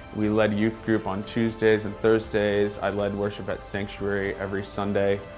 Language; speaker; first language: English; native; English